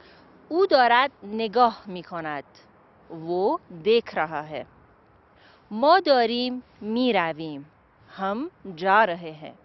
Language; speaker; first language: Persian; non-native, fluent; Urdu